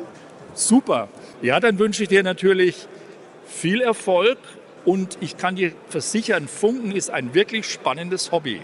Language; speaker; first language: German; native; German